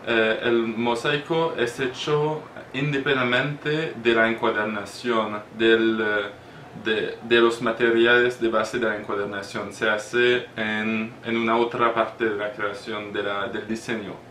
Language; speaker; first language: Spanish; non-native, learner; French